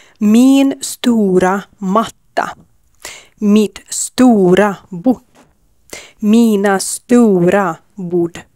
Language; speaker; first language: Swedish; non-native, learner; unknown